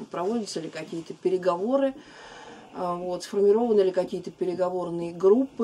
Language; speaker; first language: Russian; native; Russian